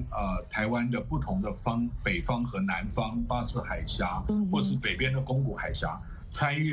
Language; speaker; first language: Chinese; native; Chinese